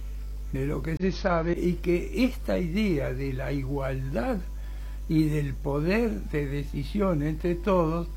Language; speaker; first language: Spanish; native; Spanish